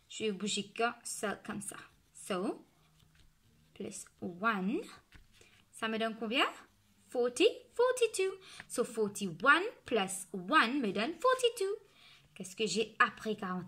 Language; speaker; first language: French; non-native, local second language; Morisyen